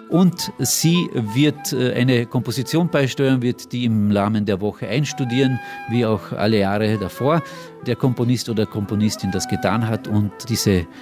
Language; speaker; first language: German; non-native, local second language; Slovenian